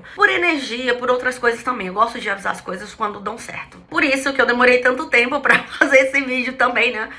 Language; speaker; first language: Portuguese; native; Portuguese